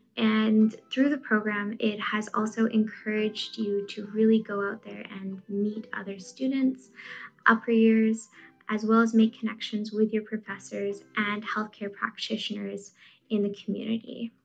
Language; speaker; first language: English; native; English